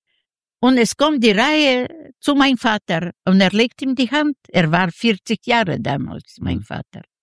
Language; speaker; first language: German; non-native, fluent; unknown